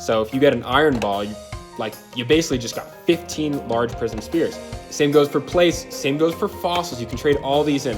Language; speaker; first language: English; native; English